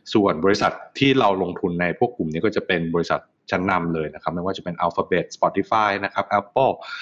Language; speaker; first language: Thai; native; Thai